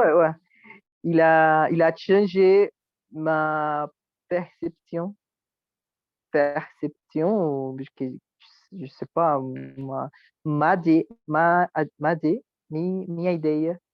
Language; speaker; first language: French; non-native, learner; Spanish